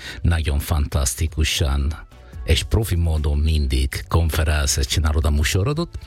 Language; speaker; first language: Hungarian; non-native, fluent; Italian